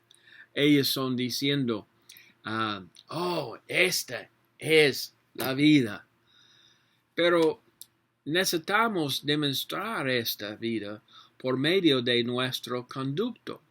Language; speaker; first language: Spanish; non-native, learner; English